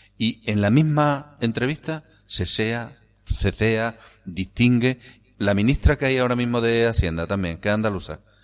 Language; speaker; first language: Spanish; native; Spanish